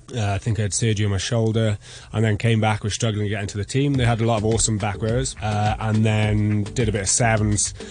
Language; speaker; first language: English; native; English